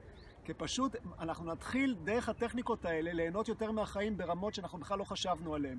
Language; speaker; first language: Hebrew; native; Hebrew